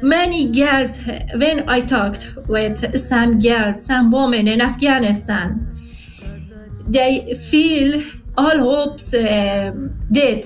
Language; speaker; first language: English; non-native, learner; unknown